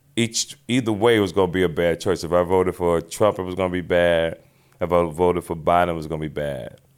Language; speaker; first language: English; native; English